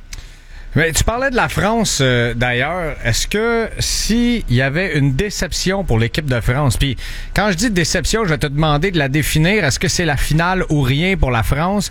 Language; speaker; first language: French; native; French